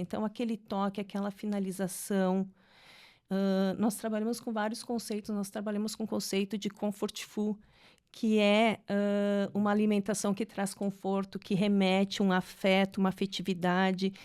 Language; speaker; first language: Portuguese; native; Portuguese